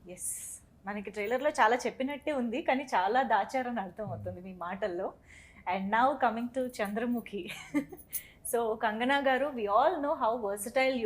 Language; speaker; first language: Telugu; native; Telugu